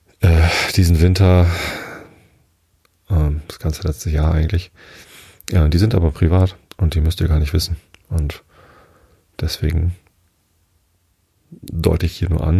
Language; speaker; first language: German; native; German